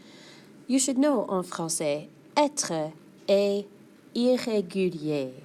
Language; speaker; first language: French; non-native, fluent; English